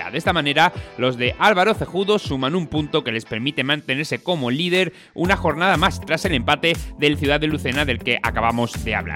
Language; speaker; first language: Spanish; native; Spanish